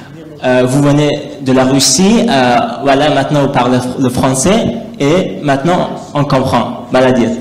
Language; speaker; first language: French; non-native, learner; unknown